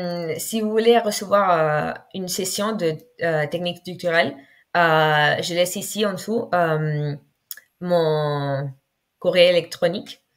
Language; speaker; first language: French; non-native, fluent; Spanish